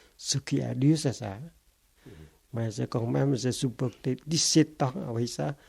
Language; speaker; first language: French; non-native, fluent; Khmer